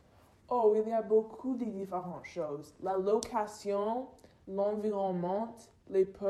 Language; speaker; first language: French; non-native, learner; English